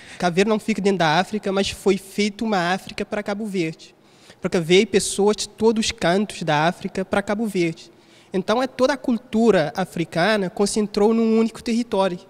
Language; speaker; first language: Portuguese; non-native, local second language; Kabuverdianu